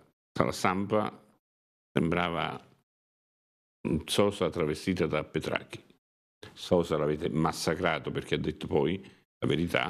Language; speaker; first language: Italian; native; Italian